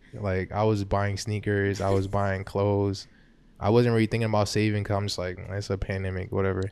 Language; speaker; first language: English; early bilingual, other home language; Haitian Creole